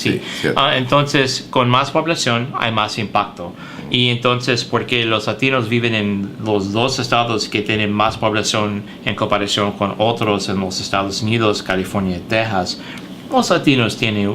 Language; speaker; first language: Spanish; early bilingual, heritage; English